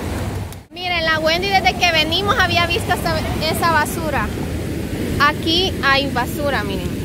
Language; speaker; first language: Spanish; native; Spanish